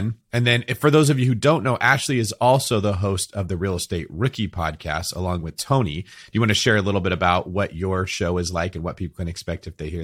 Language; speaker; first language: English; native; English